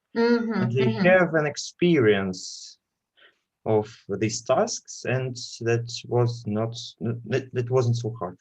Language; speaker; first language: English; non-native, learner; Russian